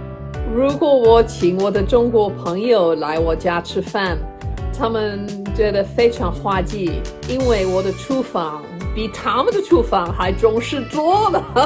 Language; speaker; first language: Chinese; non-native, fluent; English